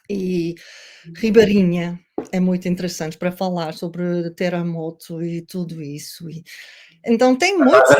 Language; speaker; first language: Portuguese; non-native, learner; Dutch